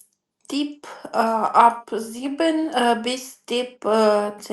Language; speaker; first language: German; non-native, learner; Macedonian